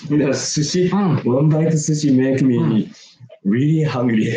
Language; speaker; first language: English; non-native, learner; Japanese